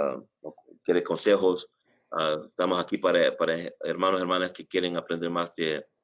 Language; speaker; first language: Spanish; early bilingual, heritage; English